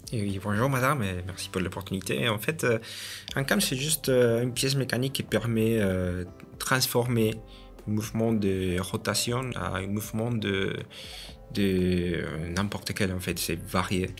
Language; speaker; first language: French; non-native, learner; Spanish